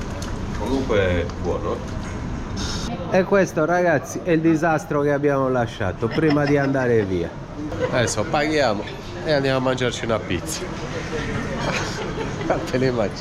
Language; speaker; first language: Italian; native; Italian